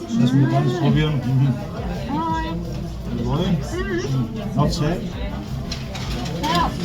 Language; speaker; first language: German; non-native, learner; Thai